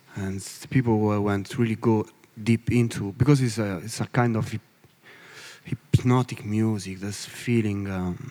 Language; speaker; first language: English; non-native, learner; Italian